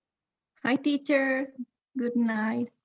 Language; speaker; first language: English; non-native, learner; Spanish